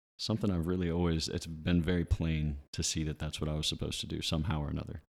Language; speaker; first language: English; native; English